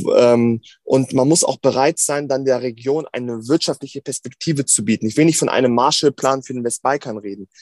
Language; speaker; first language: German; native; German